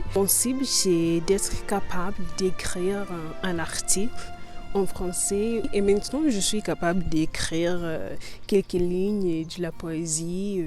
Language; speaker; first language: French; non-native, learner; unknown